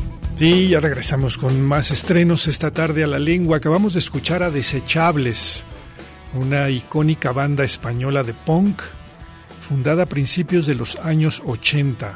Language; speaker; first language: Spanish; native; Spanish